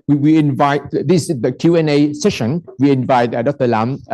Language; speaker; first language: English; non-native, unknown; Vietnamese